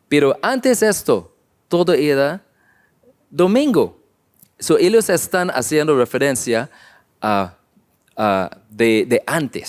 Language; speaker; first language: Spanish; non-native, learner; English